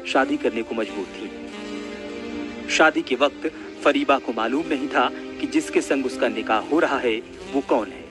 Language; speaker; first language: Hindi; native; Hindi